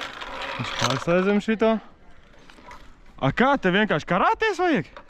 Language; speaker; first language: Latvian; native; Latvian